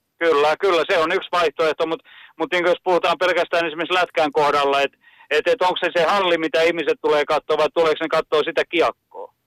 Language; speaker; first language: Finnish; native; Finnish